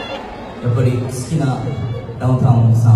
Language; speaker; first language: Japanese; non-native, fluent; Korean